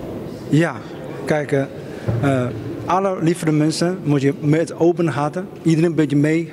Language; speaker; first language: Dutch; non-native, learner; Chinese